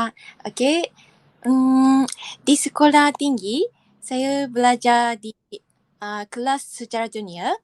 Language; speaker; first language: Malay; non-native, fluent; Japanese